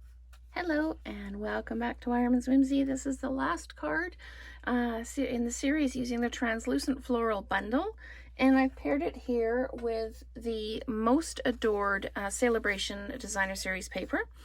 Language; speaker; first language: English; native; English